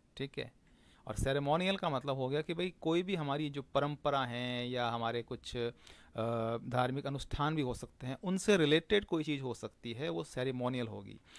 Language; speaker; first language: Hindi; native; Hindi